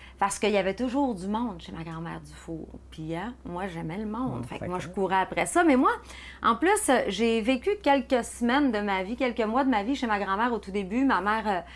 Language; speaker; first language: French; native; French